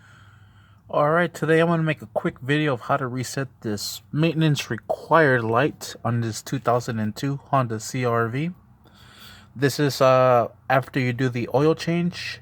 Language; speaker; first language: English; native; English